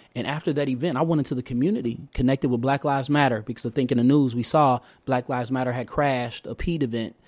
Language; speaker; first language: English; native; English